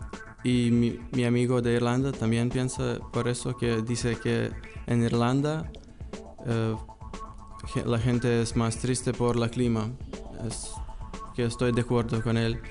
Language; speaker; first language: Spanish; non-native, learner; Lithuanian